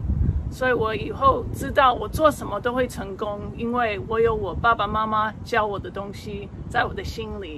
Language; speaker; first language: Chinese; early bilingual, other home language; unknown